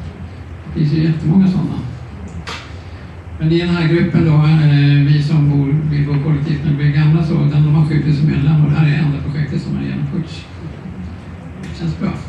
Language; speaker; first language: Swedish; native; Swedish